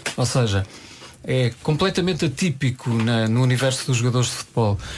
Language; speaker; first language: Portuguese; native; Portuguese